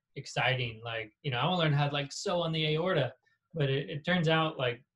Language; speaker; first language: English; native; English